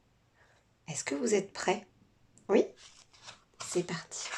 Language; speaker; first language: French; native; French